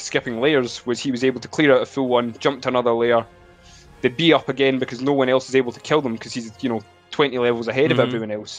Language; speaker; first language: English; native; English